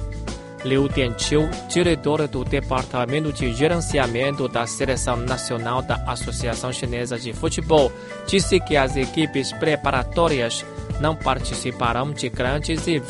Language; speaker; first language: Portuguese; non-native, fluent; Chinese